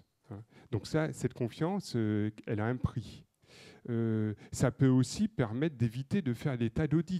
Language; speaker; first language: French; native; French